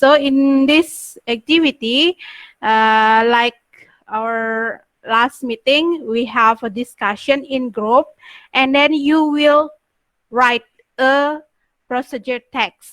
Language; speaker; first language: English; non-native, fluent; Indonesian